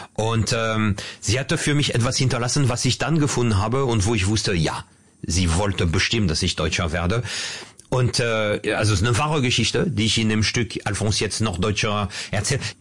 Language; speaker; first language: German; non-native, fluent; French